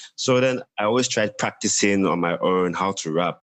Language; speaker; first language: English; non-native, local second language; Yoruba